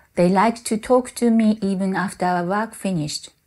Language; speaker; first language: English; non-native, fluent; Japanese